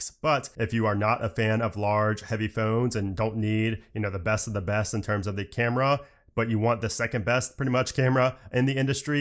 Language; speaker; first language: English; native; English